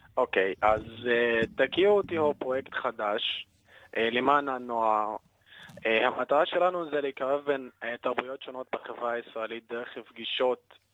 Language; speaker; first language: Hebrew; non-native, local second language; Arabic